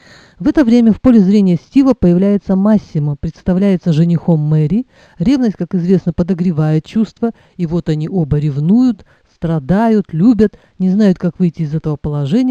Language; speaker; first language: Russian; native; Russian